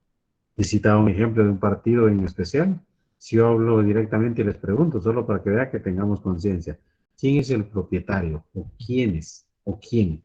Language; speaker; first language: Spanish; native; Spanish